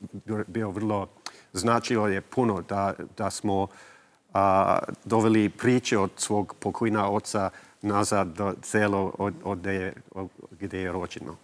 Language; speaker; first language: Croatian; early bilingual, heritage; English